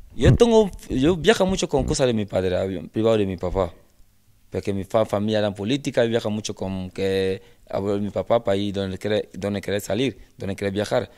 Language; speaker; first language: Spanish; non-native, learner; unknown